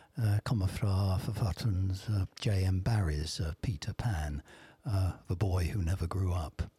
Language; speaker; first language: Norwegian; non-native, fluent; English